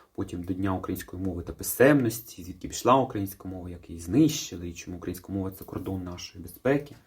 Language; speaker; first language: Ukrainian; non-native, local second language; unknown